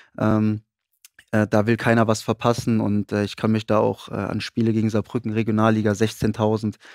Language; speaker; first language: German; native; German